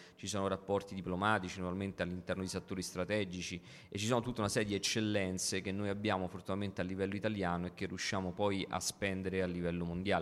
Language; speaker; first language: Italian; native; Italian